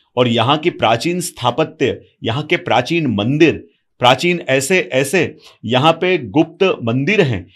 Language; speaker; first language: Hindi; non-native, local second language; Gujarati